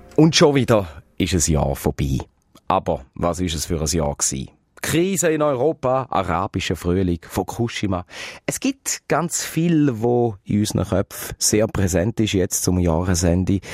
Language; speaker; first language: German; native; German